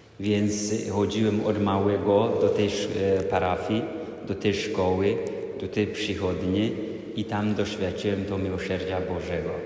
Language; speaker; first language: Polish; non-native, fluent; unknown